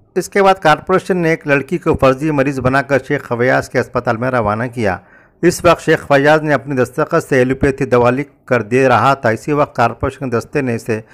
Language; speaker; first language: Urdu; native; Urdu